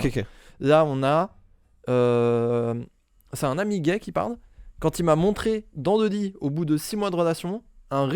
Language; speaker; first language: French; native; French